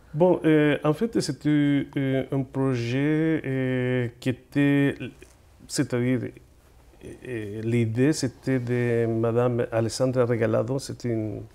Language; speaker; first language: French; non-native, fluent; Spanish